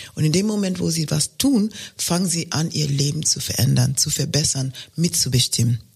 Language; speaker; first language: German; non-native, fluent; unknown